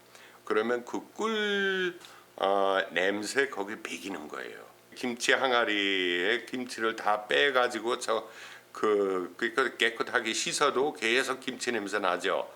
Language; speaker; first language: Korean; non-native, fluent; German